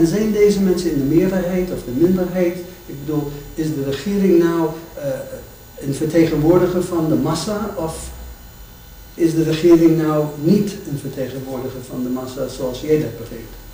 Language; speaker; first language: Dutch; non-native, fluent; English